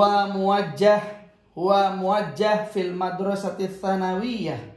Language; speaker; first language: Arabic; non-native, fluent; Indonesian